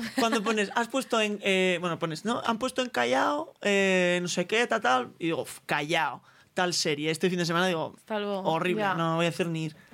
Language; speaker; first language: Spanish; native; Spanish